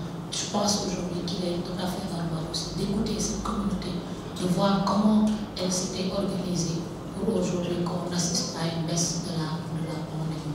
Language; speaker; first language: French; non-native, local second language; Wolof